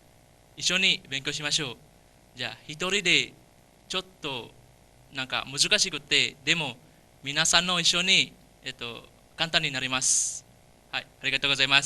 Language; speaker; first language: Japanese; non-native, learner; Indonesian